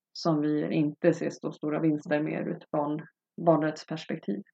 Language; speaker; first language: Swedish; native; Swedish